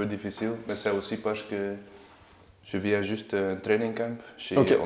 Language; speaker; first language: French; non-native, learner; Dutch